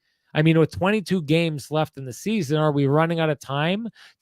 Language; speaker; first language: English; native; English